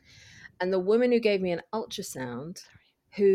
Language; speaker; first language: English; native; English